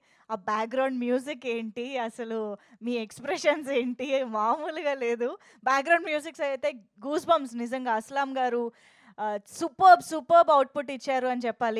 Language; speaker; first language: Telugu; native; Telugu